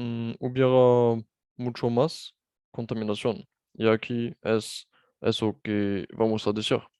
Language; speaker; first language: Spanish; non-native, fluent; French